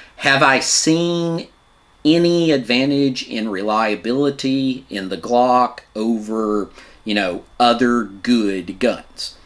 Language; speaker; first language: English; native; English